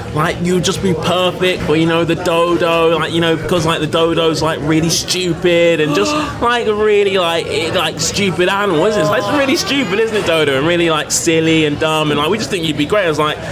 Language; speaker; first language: English; native; English